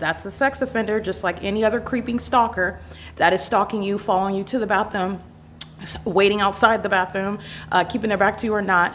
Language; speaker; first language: English; native; English